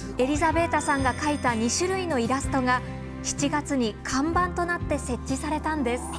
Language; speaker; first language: Japanese; native; Japanese